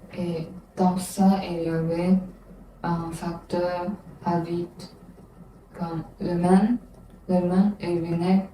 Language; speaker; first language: French; non-native, learner; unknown